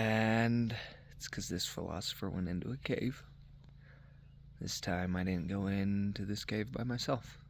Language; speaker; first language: English; native; English